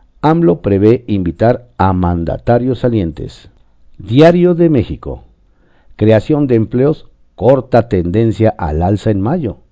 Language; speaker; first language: Spanish; native; Spanish